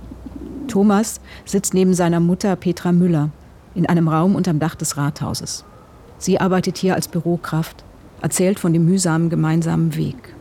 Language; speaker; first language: German; native; German